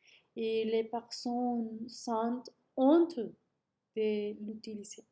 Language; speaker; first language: French; non-native, learner; Spanish